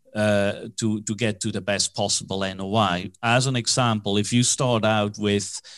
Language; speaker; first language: English; non-native, fluent; German